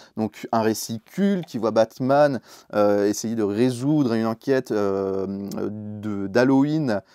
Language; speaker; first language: French; native; French